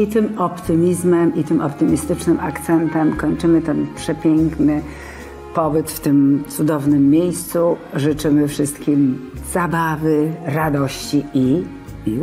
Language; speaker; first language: Polish; native; Polish